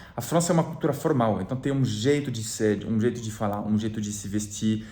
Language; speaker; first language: Portuguese; non-native, fluent; French